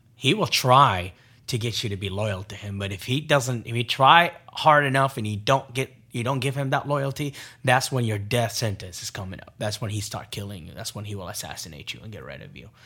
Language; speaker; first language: English; non-native, fluent; Arabic